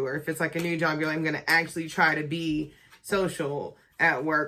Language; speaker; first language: English; native; English